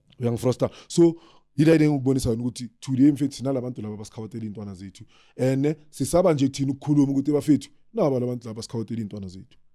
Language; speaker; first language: Zulu; native; Zulu